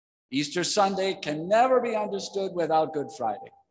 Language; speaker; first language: English; native; English